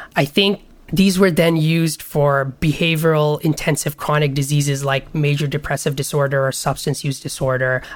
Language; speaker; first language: English; non-native, local second language; Bangla